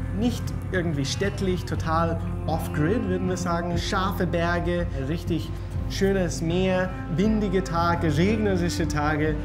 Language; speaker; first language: German; early bilingual, heritage; German